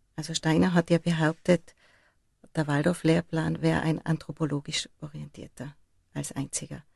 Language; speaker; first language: German; native; German